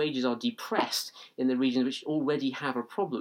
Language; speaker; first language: English; native; English